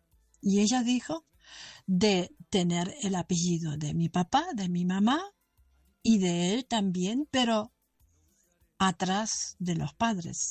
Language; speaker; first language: Spanish; non-native, fluent; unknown